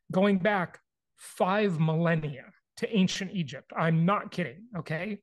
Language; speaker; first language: English; native; English